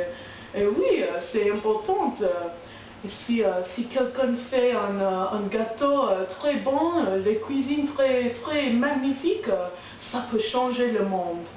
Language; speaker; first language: French; non-native, learner; English